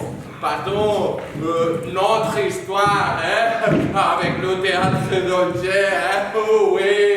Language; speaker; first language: French; non-native, learner; Spanish